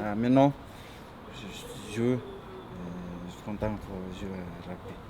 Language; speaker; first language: French; non-native, learner; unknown